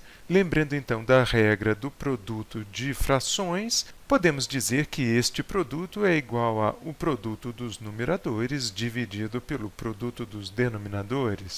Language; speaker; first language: Portuguese; native; Portuguese